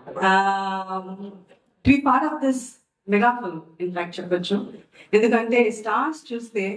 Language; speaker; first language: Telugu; non-native, fluent; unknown